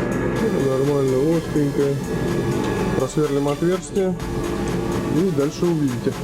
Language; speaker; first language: Russian; native; Russian